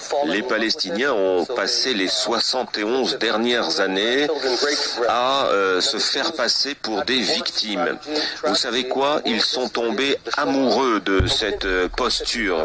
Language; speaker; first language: French; native; French